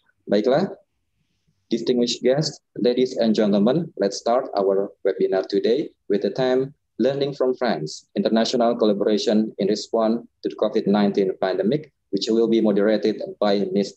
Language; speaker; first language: English; non-native, fluent; Indonesian